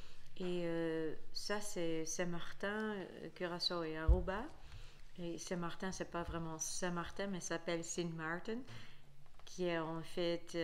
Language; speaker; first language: French; non-native, fluent; Dutch